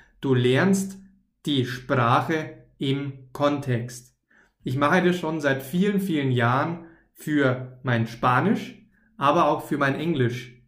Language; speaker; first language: German; native; German